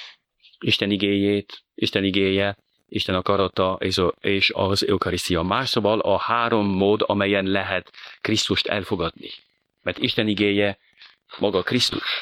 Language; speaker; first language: Hungarian; non-native, fluent; French